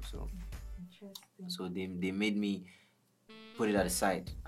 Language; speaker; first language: English; non-native, local second language; Yoruba